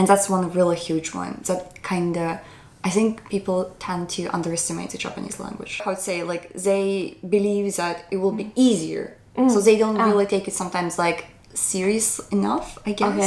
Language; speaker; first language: English; non-native, fluent; Russian